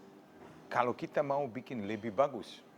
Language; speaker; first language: Indonesian; non-native, fluent; Serbian